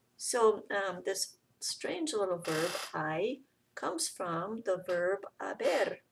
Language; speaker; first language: English; native; English